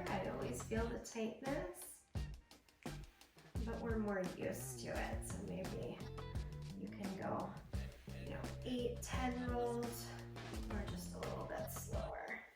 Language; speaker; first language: English; native; English